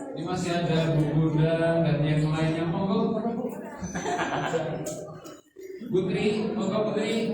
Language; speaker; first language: Indonesian; native; Indonesian